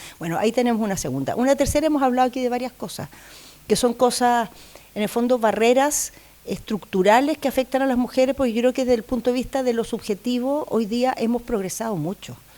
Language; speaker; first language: Spanish; native; Spanish